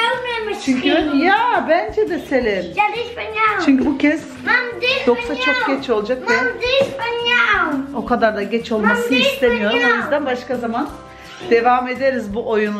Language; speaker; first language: Turkish; early bilingual, heritage; Turkish